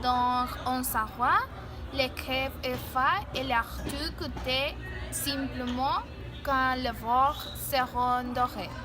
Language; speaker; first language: French; non-native, learner; Spanish